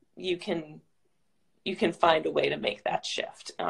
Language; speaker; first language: English; native; English